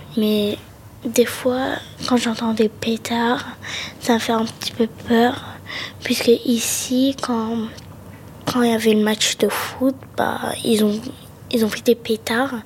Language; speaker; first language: French; early bilingual, other home language; Arabic